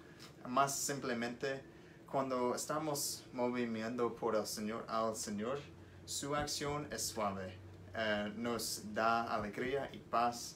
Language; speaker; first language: Spanish; non-native, learner; English